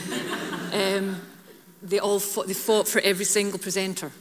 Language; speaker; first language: English; native; English